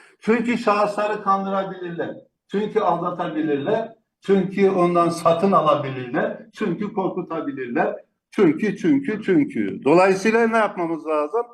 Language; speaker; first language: Turkish; native; Turkish